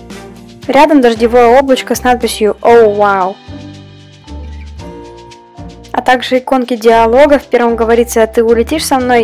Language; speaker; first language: Russian; native; Russian